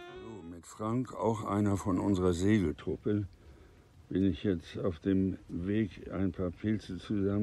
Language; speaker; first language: German; native; German